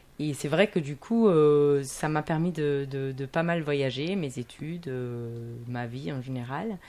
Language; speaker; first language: French; non-native, fluent; German